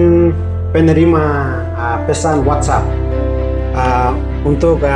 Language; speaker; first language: Indonesian; non-native, learner; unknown